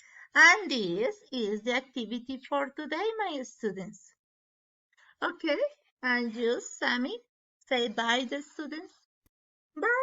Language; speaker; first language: English; non-native, learner; Spanish